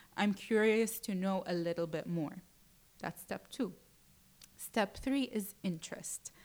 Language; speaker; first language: English; early bilingual, other home language; Arabic